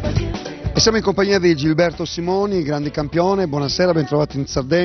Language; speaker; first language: Italian; native; Italian